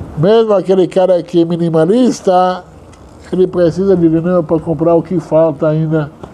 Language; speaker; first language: Portuguese; non-native, fluent; Hebrew